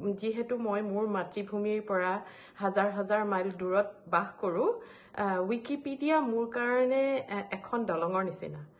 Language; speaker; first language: Assamese; native; Assamese